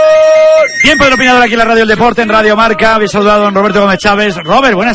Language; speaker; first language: Spanish; native; Spanish